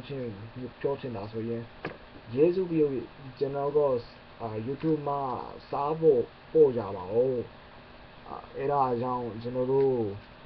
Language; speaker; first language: Burmese; non-native, learner; English